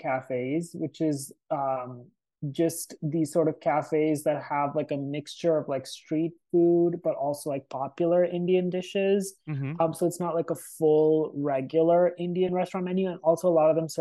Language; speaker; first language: English; non-native, local second language; Hindi